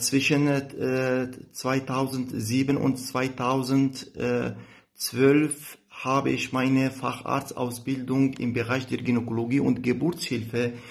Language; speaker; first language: German; non-native, fluent; Arabic